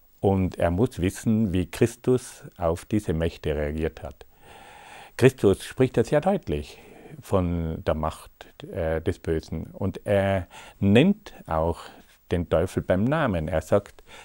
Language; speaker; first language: German; native; German